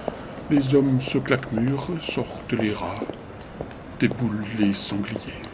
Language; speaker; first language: French; native; French